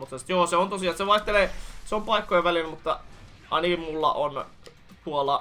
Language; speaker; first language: Finnish; native; Finnish